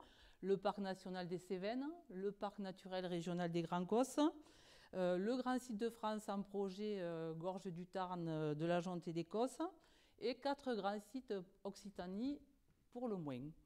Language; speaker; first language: French; native; French